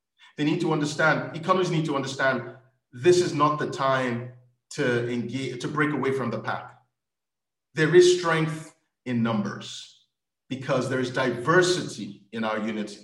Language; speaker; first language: English; non-native, local second language; Yoruba